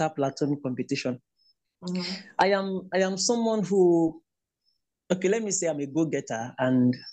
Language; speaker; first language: English; non-native, local second language; Igbo